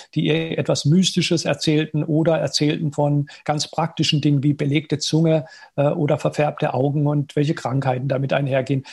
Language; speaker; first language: German; native; German